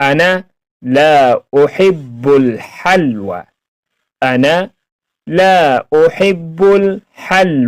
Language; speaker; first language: Arabic; non-native, fluent; Pashto